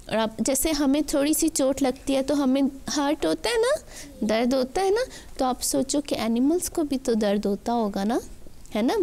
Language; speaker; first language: Urdu; native; Urdu